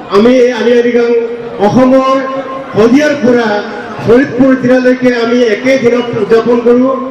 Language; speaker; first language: Assamese; non-native, local second language; Mising